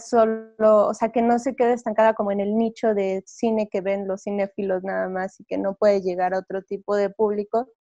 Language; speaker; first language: Spanish; native; Spanish